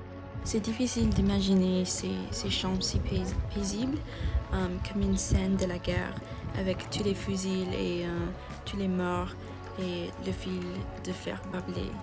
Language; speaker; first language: French; non-native, learner; English